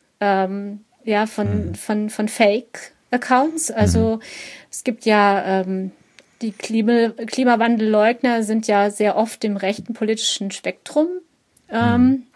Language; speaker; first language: German; native; German